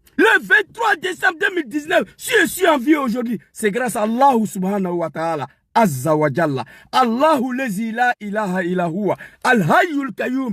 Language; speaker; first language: French; non-native, local second language; Dyula